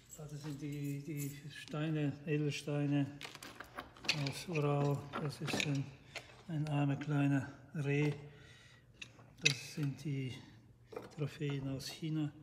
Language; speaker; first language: German; non-native, fluent; Russian